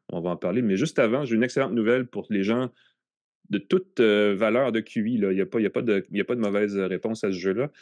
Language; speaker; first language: French; native; French